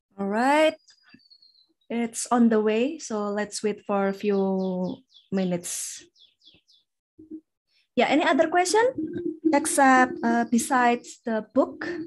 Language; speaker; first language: English; non-native, fluent; Indonesian